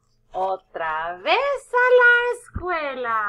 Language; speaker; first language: Spanish; non-native, fluent; English